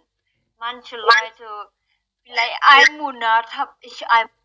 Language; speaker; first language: German; non-native, learner; Vietnamese